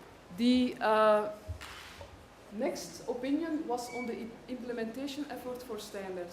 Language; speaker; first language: English; non-native, fluent; Dutch